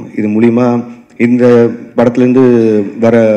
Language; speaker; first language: Tamil; native; Tamil